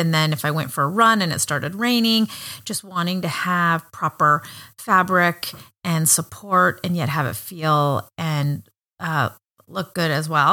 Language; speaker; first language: English; native; English